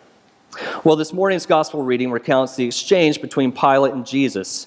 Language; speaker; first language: English; native; English